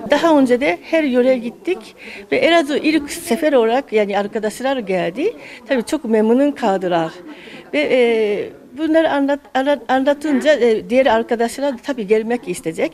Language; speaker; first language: Turkish; non-native, fluent; Japanese